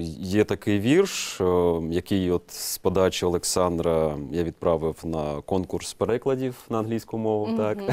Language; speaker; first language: Ukrainian; non-native, local second language; Russian